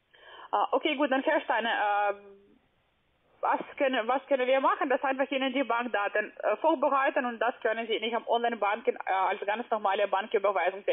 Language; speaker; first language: German; non-native, learner; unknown